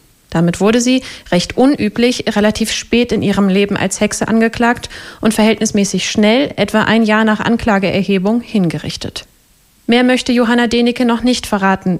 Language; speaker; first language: German; native; German